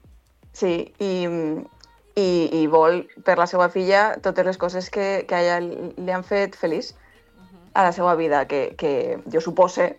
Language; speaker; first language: Catalan; non-native, local second language; Spanish